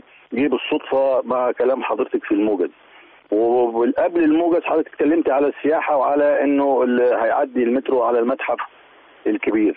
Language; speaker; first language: Arabic; native; Arabic